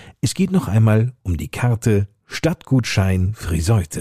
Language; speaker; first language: German; native; German